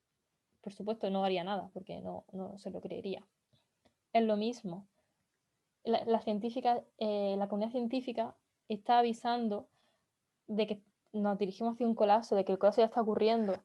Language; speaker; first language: Spanish; native; Spanish